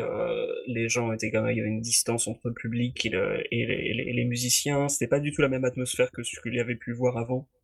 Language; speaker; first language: French; native; French